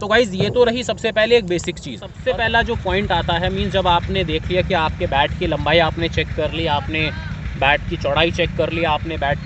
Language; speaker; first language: Hindi; native; Hindi